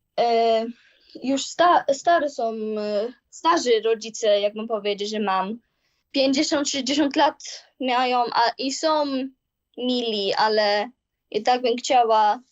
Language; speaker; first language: Polish; early bilingual, heritage; Polish